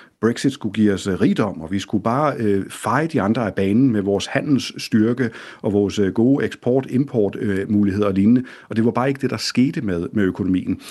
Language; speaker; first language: Danish; native; Danish